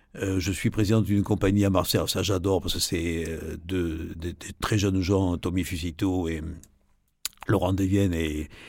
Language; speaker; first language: French; native; French